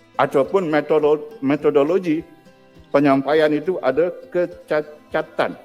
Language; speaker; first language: Malay; non-native, local second language; Iban